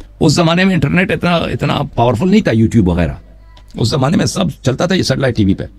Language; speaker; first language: Urdu; non-native, fluent; Persian